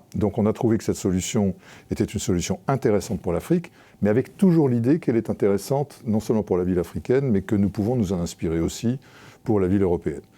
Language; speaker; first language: French; native; French